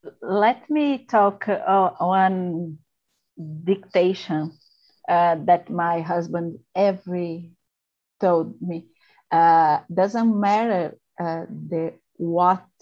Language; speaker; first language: English; non-native, learner; Portuguese